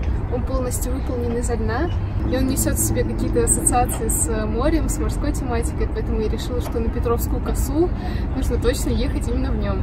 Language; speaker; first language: Russian; native; Russian